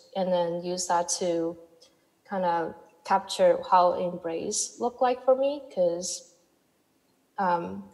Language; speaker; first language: English; non-native, fluent; Chinese